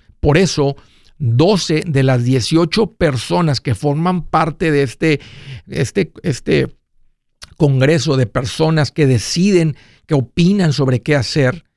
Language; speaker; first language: Spanish; early bilingual, heritage; Spanish